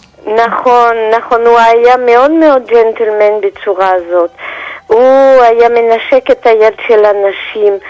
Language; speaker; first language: Hebrew; non-native, fluent; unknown